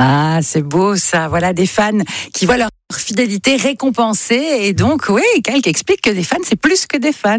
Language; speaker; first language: French; native; French